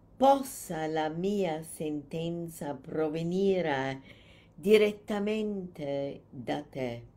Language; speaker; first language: Italian; non-native, fluent; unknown